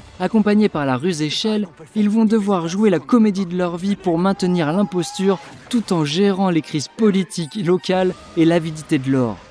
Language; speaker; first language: French; native; French